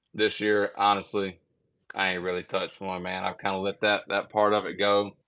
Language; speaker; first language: English; native; English